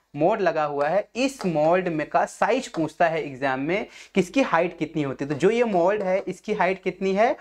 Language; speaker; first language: Hindi; non-native, local second language; Marathi